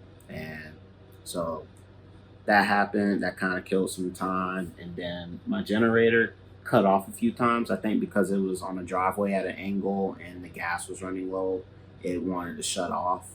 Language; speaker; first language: English; native; English